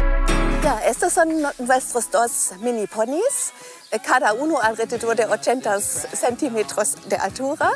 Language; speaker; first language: Spanish; non-native, fluent; German